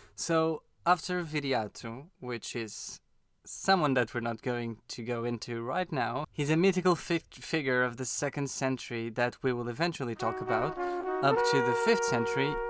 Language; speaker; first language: English; non-native, fluent; Portuguese